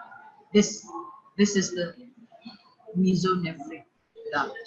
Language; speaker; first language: English; non-native, local second language; Urdu